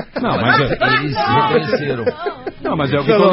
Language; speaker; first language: Portuguese; native; Portuguese